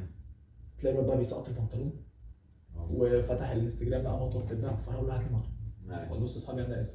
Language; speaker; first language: Arabic; native; Arabic